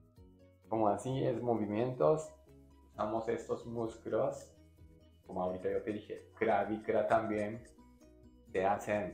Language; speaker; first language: Spanish; non-native, learner; Japanese